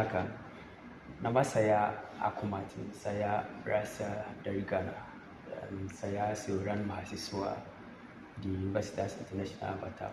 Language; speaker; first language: Indonesian; non-native, learner; English